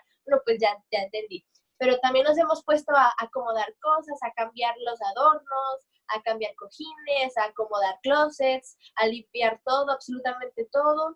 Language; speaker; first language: Spanish; native; Spanish